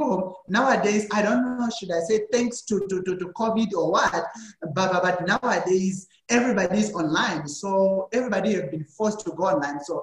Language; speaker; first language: English; non-native, local second language; Shona